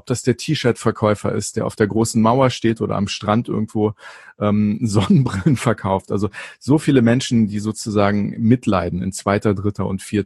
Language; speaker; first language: German; native; German